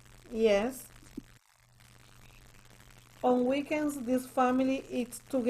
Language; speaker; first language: English; non-native, learner; Spanish